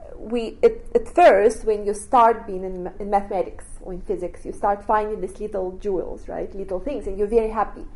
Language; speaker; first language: English; non-native, fluent; Russian